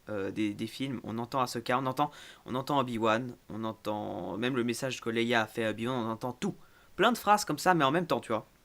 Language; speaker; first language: French; native; French